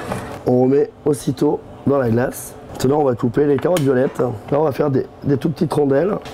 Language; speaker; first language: French; native; French